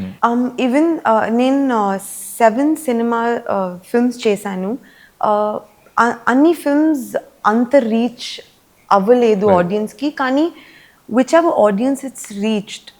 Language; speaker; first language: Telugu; early bilingual, heritage; Telugu